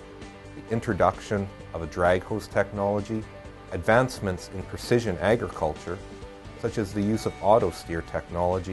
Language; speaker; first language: English; native; English